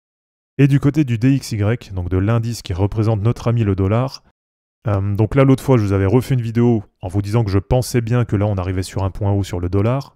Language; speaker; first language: French; native; French